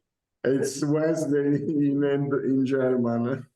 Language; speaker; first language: English; non-native, learner; Italian